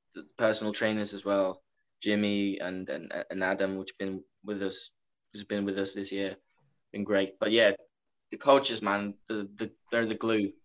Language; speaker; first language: English; non-native, fluent; Norwegian